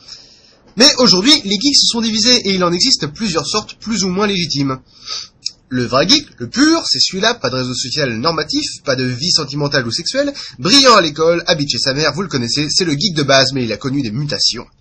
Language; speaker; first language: French; native; French